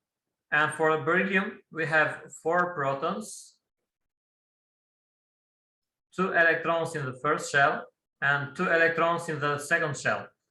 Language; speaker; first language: English; non-native, fluent; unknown